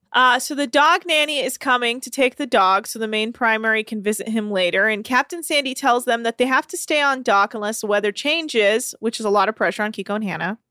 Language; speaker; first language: English; native; English